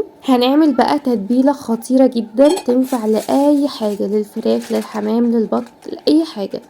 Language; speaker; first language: Arabic; native; Arabic